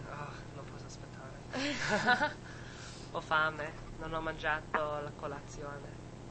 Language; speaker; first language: Italian; non-native, learner; English